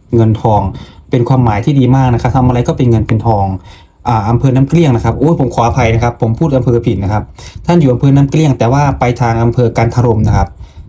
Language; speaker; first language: Thai; non-native, local second language; Lao